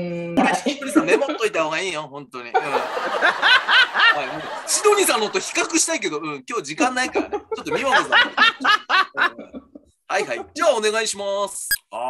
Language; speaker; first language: Japanese; native; Japanese